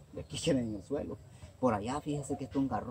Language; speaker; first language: Spanish; native; Spanish